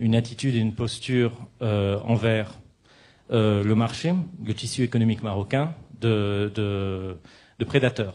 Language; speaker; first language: French; non-native, local second language; Arabic